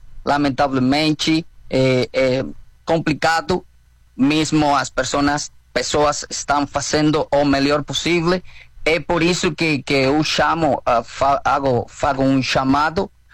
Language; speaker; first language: Portuguese; non-native, learner; Spanish